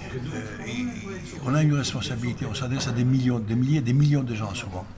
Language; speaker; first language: French; non-native, fluent; Greek